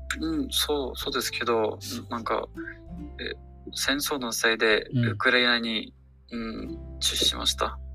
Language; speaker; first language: Japanese; non-native, learner; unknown